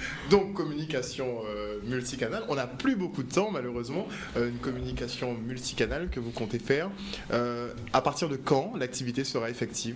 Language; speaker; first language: French; native; French